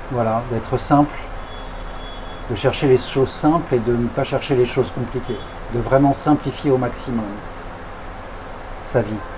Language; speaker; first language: French; native; French